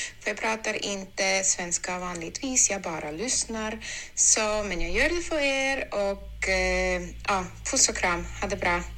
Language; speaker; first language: Swedish; non-native, learner; Estonian